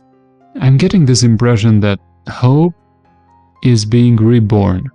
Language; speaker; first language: English; non-native, fluent; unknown